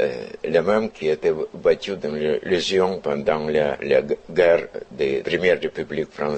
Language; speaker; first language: French; non-native, fluent; Russian